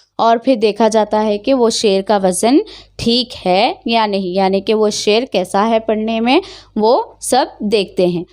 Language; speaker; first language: Urdu; native; Urdu